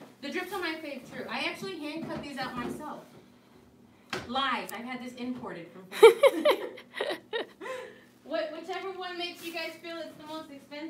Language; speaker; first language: English; native; English